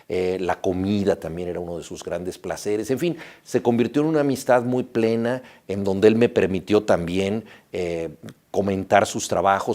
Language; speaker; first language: Spanish; native; Spanish